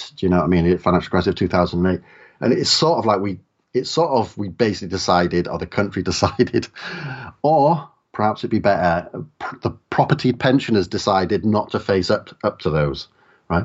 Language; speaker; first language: English; native; English